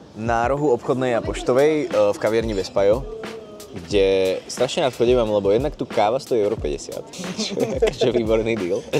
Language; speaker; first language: Slovak; early bilingual, other home language; Arabic